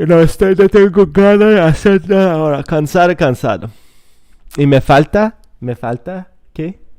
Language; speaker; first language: Spanish; non-native, fluent; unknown